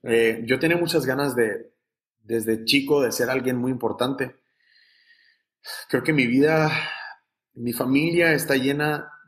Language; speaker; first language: Spanish; native; Spanish